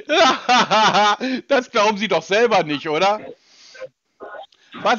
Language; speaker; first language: German; native; German